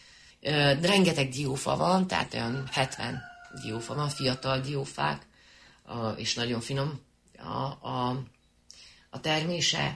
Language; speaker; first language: Hungarian; native; Hungarian